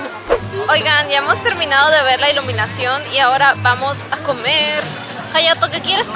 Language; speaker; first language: Spanish; native; Spanish